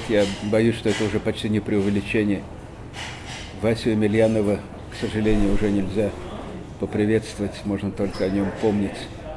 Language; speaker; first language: Russian; native; Russian